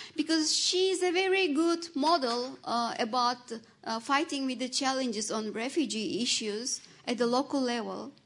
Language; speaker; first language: English; non-native, fluent; Turkish